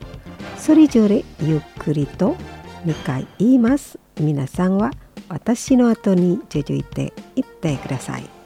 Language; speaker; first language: Japanese; non-native, fluent; Indonesian